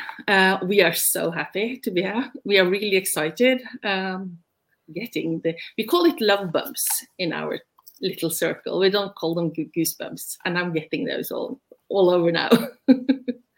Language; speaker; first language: English; non-native, fluent; Norwegian